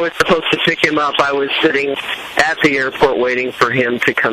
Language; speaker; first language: English; native; English